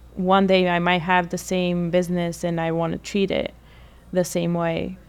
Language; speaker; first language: English; non-native, fluent; Bulgarian